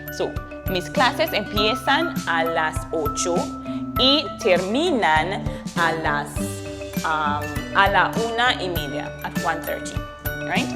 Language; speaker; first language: Spanish; non-native, fluent; English